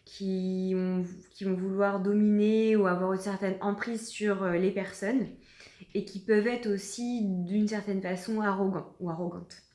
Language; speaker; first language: French; native; French